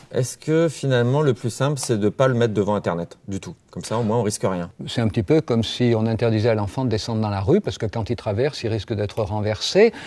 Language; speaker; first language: French; native; French